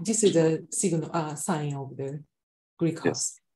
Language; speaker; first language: English; non-native, fluent; Japanese